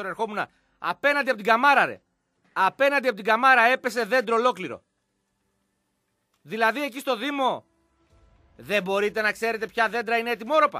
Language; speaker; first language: Greek; native; Greek